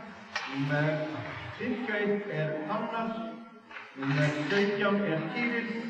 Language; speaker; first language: Icelandic; native; Icelandic